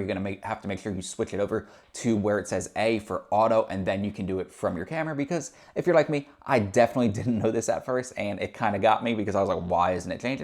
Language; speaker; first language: English; native; English